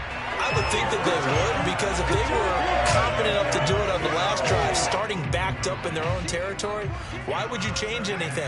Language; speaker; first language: English; native; English